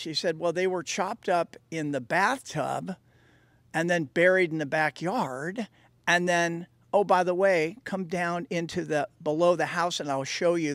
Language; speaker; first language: English; native; English